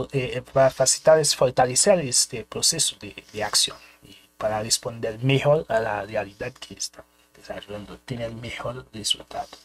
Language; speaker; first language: Spanish; non-native, fluent; Haitian Creole